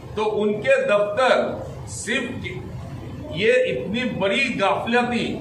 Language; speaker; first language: Hindi; non-native, local second language; Bangla